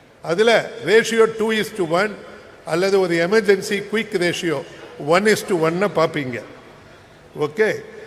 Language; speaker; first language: English; non-native, local second language; Tamil